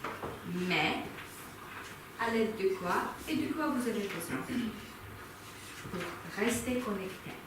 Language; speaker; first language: French; non-native, fluent; Ukrainian